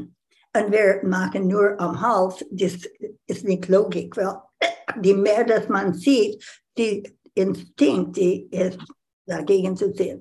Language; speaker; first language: German; non-native, learner; English